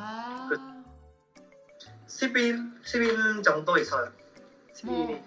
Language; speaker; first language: Korean; non-native, learner; Vietnamese